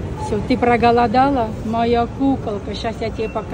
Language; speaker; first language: Russian; non-native, local second language; Armenian